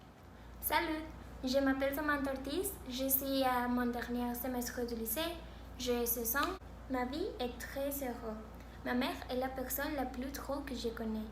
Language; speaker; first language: French; non-native, learner; Spanish